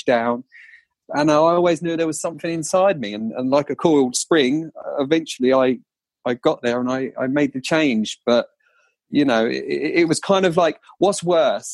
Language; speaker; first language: English; native; English